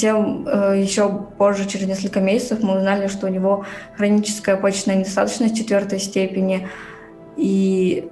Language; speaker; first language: Russian; native; Russian